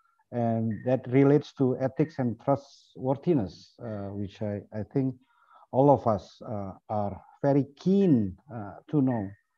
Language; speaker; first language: English; non-native, fluent; Indonesian